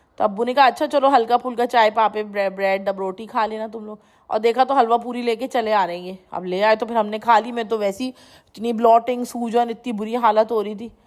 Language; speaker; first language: Urdu; native; Urdu